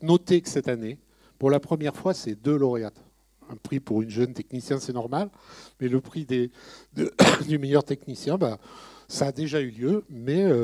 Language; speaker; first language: French; native; French